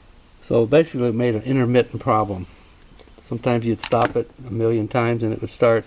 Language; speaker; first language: English; native; English